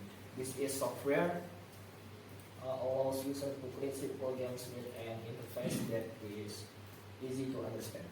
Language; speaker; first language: English; non-native, learner; Indonesian